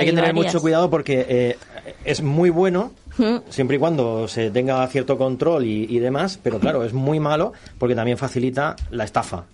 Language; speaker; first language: Spanish; native; Spanish